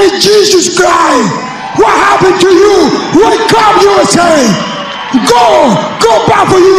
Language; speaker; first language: English; non-native, learner; Spanish